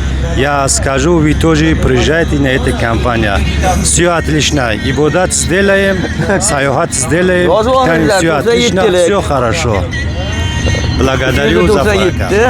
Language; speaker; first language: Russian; non-native, learner; Tajik